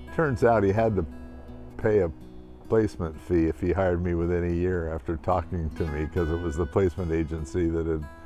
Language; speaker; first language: English; native; English